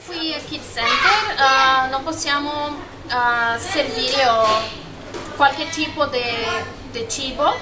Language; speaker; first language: Italian; non-native, learner; Spanish